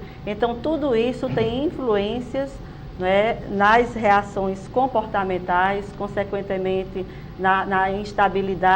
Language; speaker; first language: Portuguese; native; Portuguese